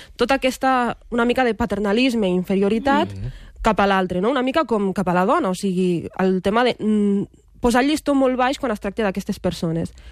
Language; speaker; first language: Catalan; early bilingual, other home language; Arabic